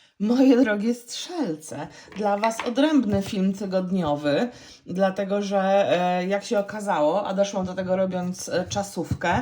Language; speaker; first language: Polish; native; Polish